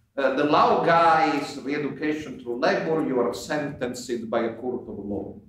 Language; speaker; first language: English; non-native, fluent; Italian